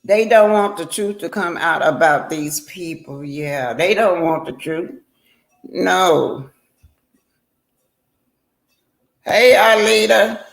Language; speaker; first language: English; native; English